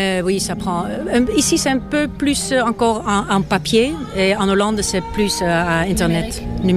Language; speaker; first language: French; non-native, fluent; Dutch